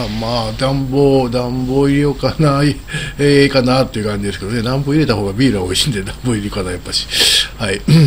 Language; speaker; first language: Japanese; native; Japanese